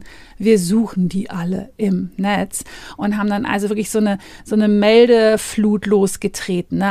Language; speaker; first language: German; native; German